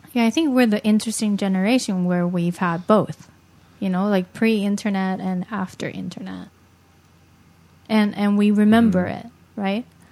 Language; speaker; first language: English; early bilingual, other home language; Japanese